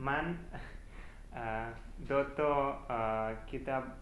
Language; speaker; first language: Persian; non-native, learner; Russian